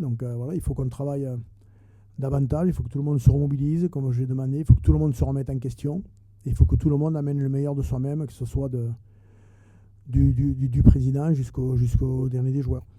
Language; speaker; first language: French; native; French